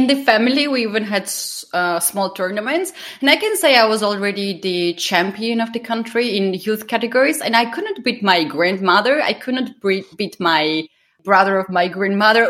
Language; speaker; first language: English; non-native, fluent; Georgian